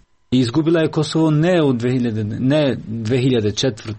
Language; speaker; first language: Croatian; non-native, local second language; Albanian